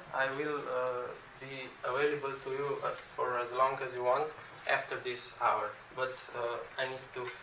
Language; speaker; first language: English; non-native, fluent; Slovenian